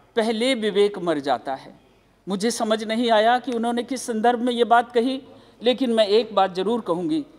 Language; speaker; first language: Hindi; native; Hindi